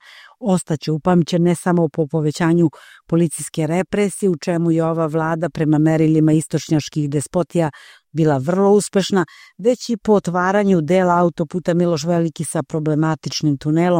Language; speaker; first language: Croatian; native; Croatian